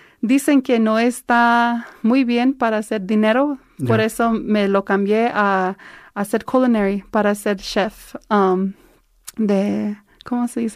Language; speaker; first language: Spanish; early bilingual, heritage; Spanish